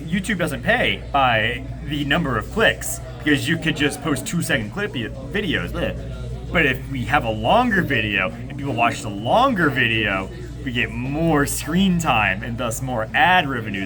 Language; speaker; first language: English; native; English